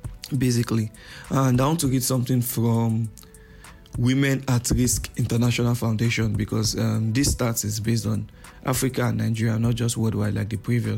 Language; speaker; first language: English; non-native, local second language; Yoruba